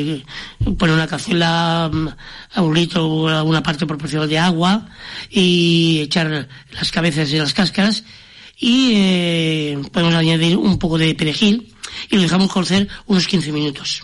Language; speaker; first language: Spanish; native; Spanish